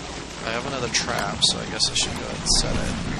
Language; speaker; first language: English; native; English